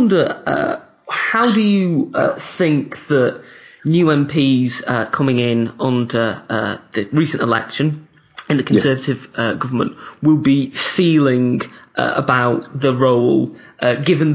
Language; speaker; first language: English; native; English